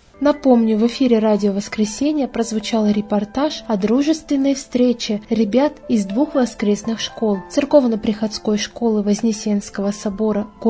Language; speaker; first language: Russian; native; Russian